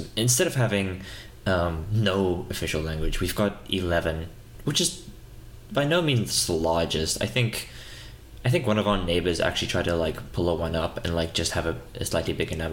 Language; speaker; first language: English; native; English